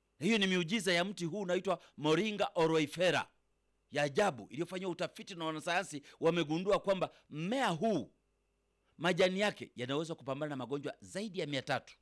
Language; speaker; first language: Swahili; native; Swahili